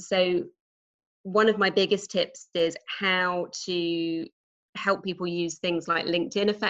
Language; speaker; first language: English; native; English